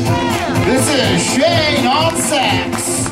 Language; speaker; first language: English; native; English